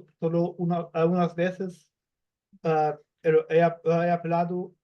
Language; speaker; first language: Spanish; non-native, learner; German